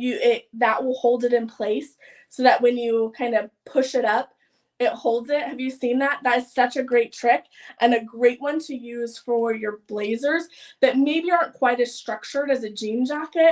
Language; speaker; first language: English; native; English